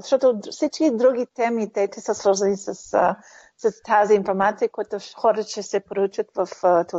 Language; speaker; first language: Bulgarian; early bilingual, heritage; Bulgarian